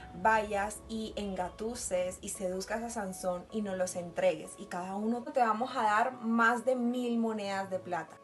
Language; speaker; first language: Spanish; native; Spanish